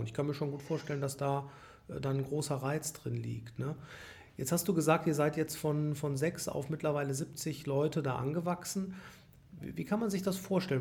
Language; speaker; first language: German; native; German